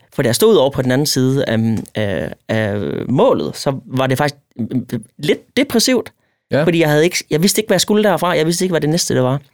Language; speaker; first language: Danish; native; Danish